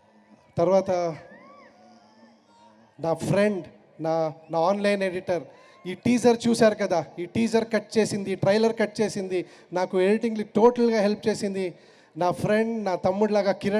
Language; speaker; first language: Telugu; non-native, learner; Kannada